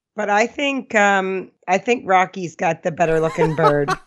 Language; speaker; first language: English; native; English